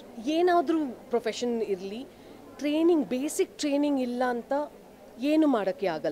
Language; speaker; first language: Kannada; non-native, fluent; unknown